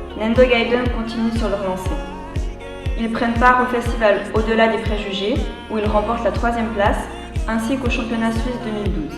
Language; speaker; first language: French; native; French